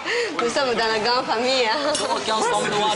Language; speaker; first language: French; non-native, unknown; Chinese